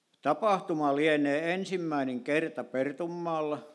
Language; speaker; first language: Finnish; native; Finnish